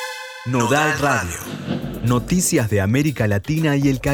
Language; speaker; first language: Spanish; native; Spanish